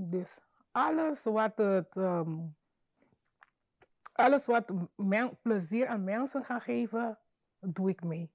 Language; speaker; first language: Dutch; non-native, learner; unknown